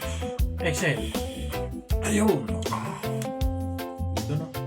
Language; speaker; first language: Filipino; native; Filipino